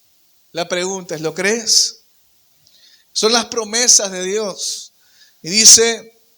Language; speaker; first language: Spanish; native; Spanish